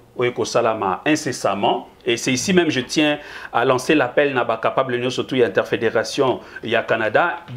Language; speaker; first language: French; non-native, local second language; Lingala